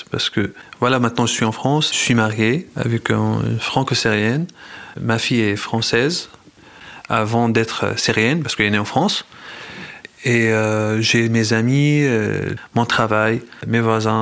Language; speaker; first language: French; non-native, fluent; Arabic